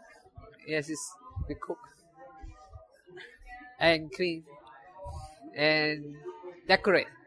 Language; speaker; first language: English; non-native, fluent; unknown